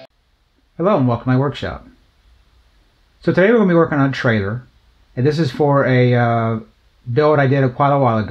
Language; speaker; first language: English; native; English